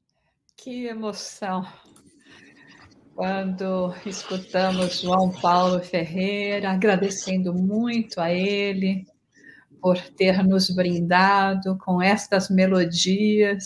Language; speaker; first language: Portuguese; non-native, fluent; Spanish